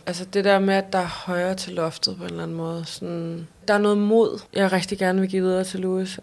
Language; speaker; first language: Danish; native; Danish